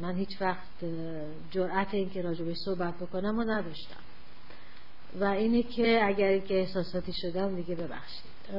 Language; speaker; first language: Persian; native; Persian